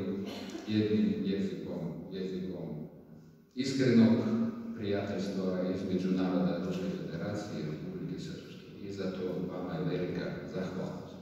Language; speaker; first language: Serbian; non-native, fluent; Russian